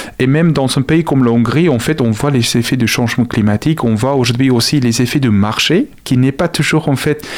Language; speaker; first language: French; non-native, fluent; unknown